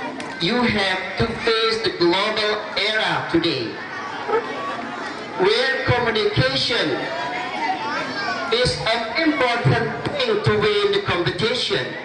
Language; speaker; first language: English; non-native, learner; Indonesian